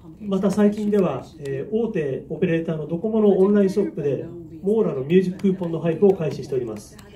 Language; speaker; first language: Japanese; native; Japanese